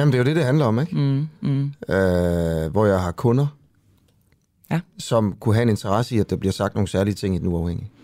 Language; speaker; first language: Danish; native; Danish